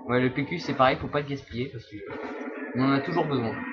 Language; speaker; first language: French; native; French